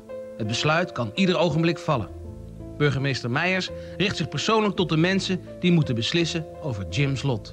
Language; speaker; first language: Dutch; native; Dutch